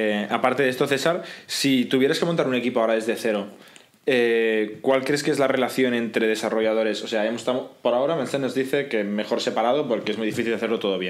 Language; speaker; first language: Spanish; native; Spanish